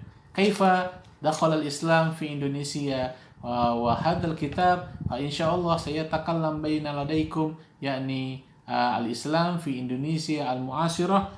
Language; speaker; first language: Arabic; non-native, fluent; Indonesian